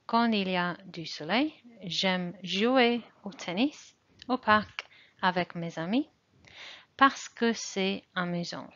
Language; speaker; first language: French; non-native, fluent; English